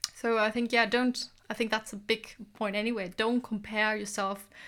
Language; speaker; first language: English; non-native, fluent; German